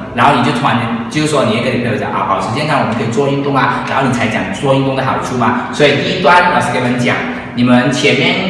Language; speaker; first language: Chinese; native; Chinese